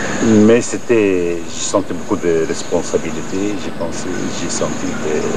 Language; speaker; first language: French; non-native, fluent; Arabic